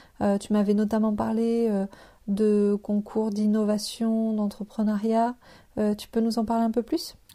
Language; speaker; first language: French; native; French